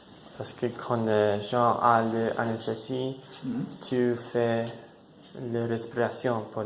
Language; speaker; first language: French; non-native, learner; English